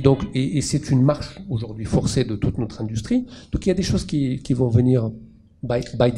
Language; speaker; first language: French; non-native, local second language; Arabic